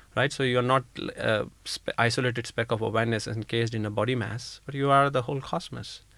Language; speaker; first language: English; non-native, local second language; Hindi